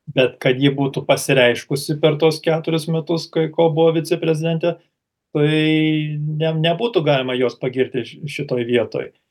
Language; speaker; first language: Lithuanian; early bilingual, heritage; Lithuanian